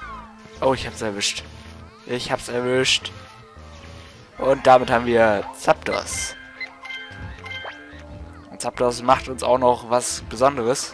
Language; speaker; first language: German; native; German